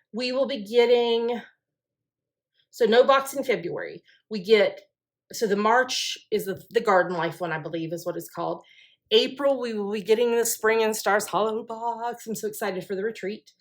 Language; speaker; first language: English; native; English